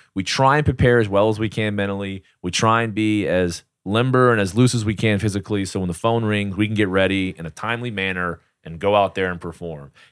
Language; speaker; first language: English; native; English